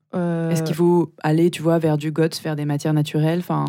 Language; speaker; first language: French; native; French